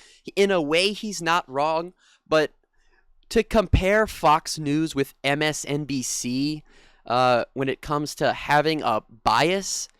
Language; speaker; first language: English; native; English